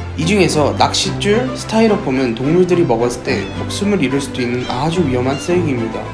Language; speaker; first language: Korean; native; Korean